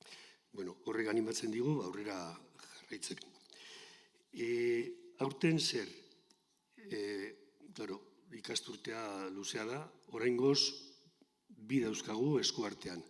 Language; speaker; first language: Basque; native; Basque